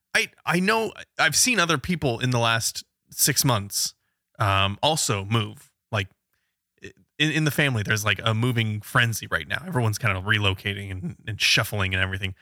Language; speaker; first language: English; native; English